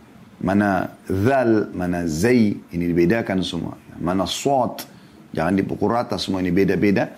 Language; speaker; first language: Indonesian; native; Indonesian